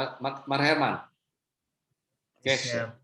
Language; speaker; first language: Hebrew; non-native, fluent; Indonesian